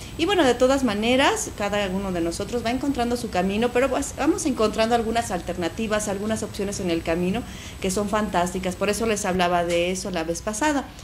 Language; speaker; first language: Spanish; native; Spanish